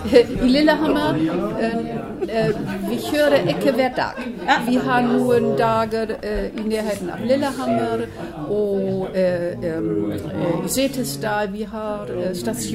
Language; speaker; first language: Norwegian; non-native, learner; German